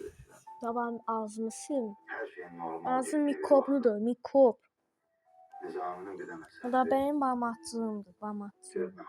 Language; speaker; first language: Turkish; non-native, learner; Azerbaijani